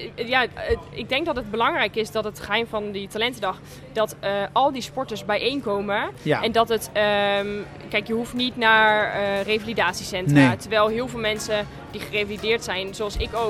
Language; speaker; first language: Dutch; native; Dutch